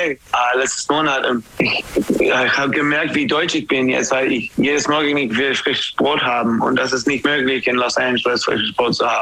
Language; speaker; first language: German; non-native, learner; English